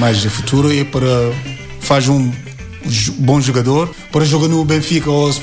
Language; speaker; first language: Portuguese; non-native, learner; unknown